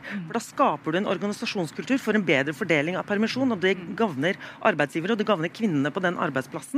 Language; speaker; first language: Norwegian; native; Norwegian